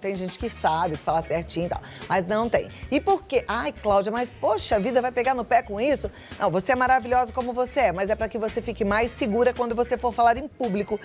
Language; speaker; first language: Portuguese; native; Portuguese